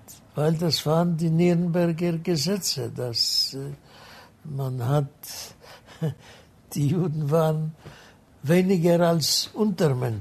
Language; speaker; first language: German; non-native, fluent; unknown